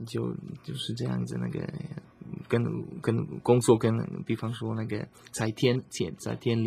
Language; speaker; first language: Chinese; non-native, learner; Slovak